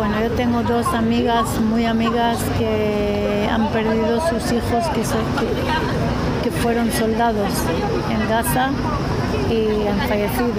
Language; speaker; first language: Spanish; non-native, fluent; Hebrew